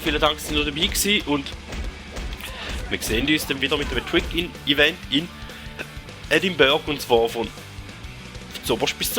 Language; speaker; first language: German; native; German